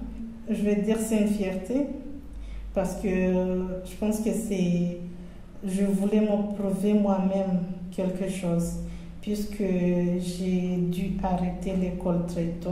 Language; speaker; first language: French; non-native, local second language; Comorian